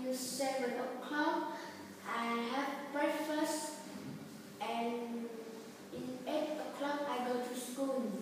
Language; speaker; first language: English; non-native, learner; Vietnamese